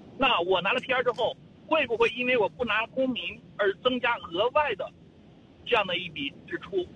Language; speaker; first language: Chinese; native; Chinese